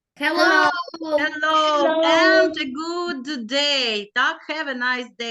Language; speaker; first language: English; non-native, learner; Ukrainian